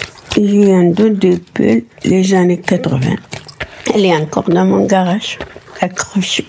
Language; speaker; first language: French; non-native, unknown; Berber languages